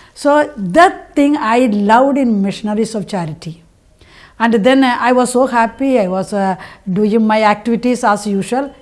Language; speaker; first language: English; non-native, local second language; Malayalam